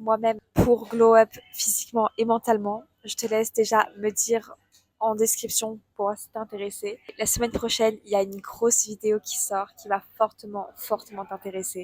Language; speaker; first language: French; native; French